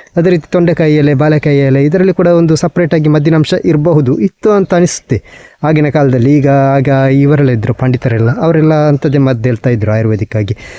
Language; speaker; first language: Kannada; non-native, local second language; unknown